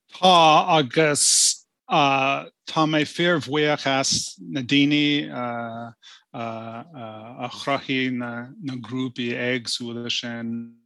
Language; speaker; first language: Irish; non-native, fluent; English